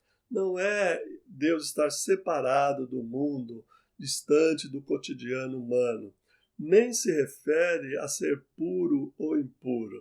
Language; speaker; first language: Portuguese; native; Portuguese